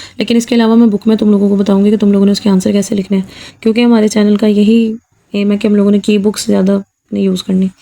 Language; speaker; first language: Urdu; non-native, local second language; Punjabi